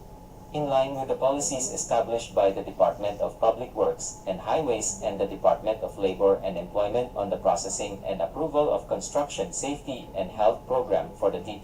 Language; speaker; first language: English; non-native, local second language; Cebuano